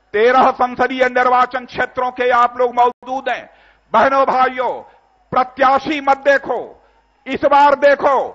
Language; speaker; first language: Hindi; native; Hindi